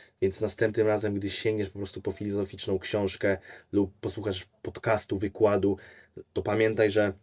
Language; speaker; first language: Polish; native; Polish